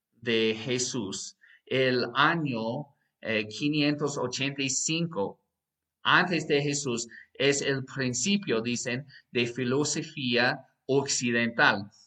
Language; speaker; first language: Spanish; non-native, fluent; English